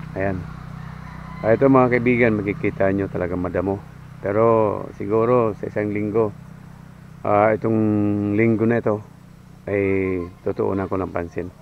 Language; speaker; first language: Filipino; non-native, local second language; Cebuano